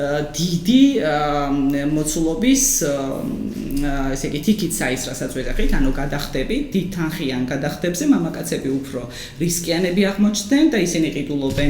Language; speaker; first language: Georgian; native; Georgian